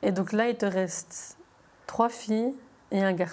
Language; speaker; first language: French; native; French